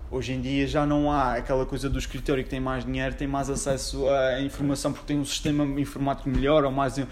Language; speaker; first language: Portuguese; native; Portuguese